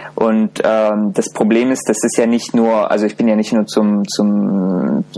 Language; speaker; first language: German; non-native, fluent; Azerbaijani